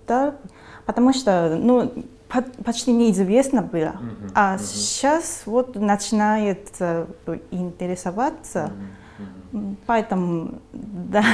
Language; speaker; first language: Russian; non-native, fluent; Japanese